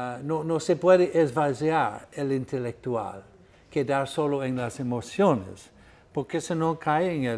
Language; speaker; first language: Spanish; non-native, fluent; Portuguese